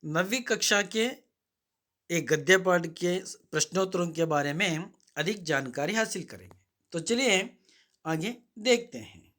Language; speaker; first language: Hindi; non-native, local second language; Kannada